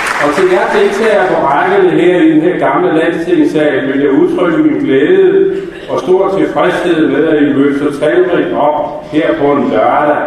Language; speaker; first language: Danish; native; Danish